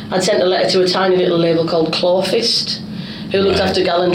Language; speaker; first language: English; native; English